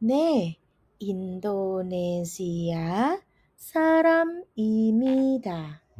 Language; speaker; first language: Korean; non-native, fluent; Indonesian